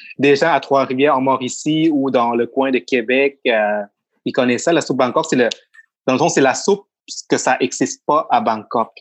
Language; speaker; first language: French; non-native, fluent; Thai